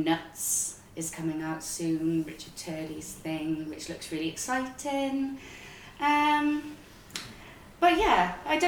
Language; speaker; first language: English; native; English